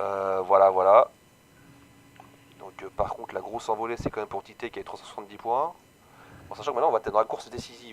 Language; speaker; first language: French; native; French